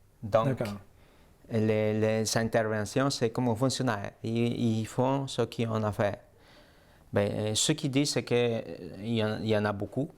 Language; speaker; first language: French; native; French